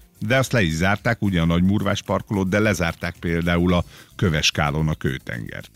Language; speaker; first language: Hungarian; native; Hungarian